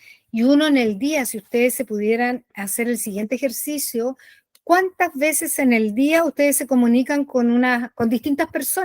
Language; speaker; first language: Spanish; native; Spanish